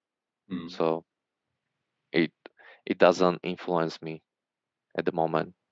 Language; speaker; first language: English; non-native, fluent; Slovak